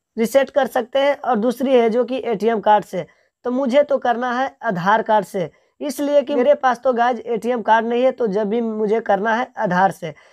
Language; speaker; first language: Hindi; native; Hindi